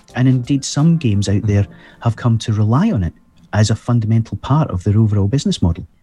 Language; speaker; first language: English; native; English